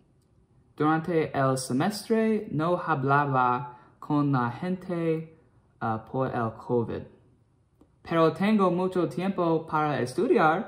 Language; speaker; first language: Spanish; non-native, learner; English